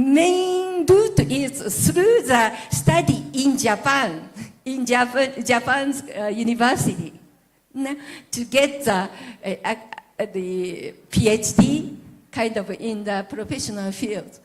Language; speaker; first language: English; non-native, learner; Japanese